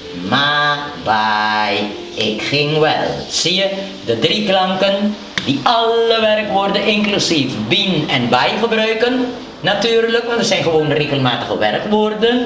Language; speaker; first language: Dutch; non-native, local second language; Papiamento